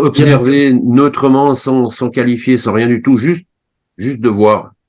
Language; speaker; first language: French; native; French